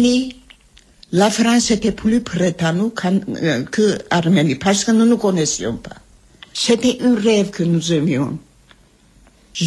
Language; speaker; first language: French; non-native, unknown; Armenian